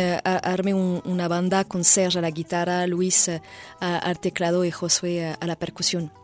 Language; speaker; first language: Spanish; non-native, fluent; French